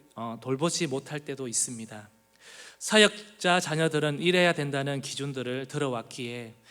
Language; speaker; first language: Korean; native; Korean